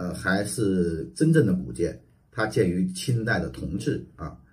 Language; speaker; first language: Chinese; native; Chinese